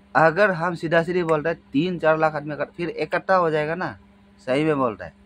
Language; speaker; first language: Hindi; non-native, local second language; Adi